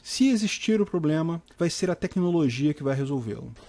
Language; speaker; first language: Portuguese; native; Portuguese